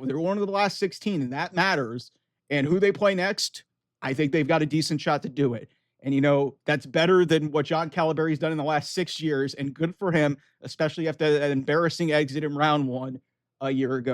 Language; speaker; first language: English; native; English